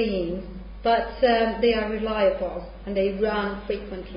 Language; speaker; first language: English; non-native, fluent; Hungarian